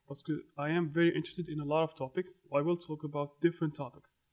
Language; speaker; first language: English; non-native, fluent; Arabic